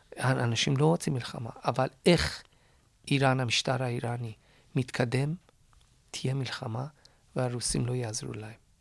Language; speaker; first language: Hebrew; non-native, fluent; Persian